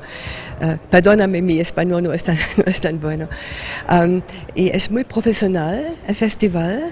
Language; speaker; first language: Spanish; non-native, learner; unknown